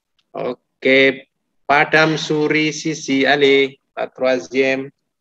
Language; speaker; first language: French; non-native, fluent; Indonesian